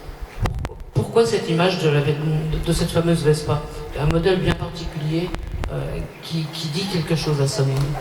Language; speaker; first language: French; native; French